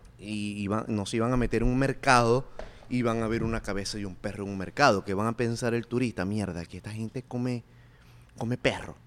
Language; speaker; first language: Spanish; native; Spanish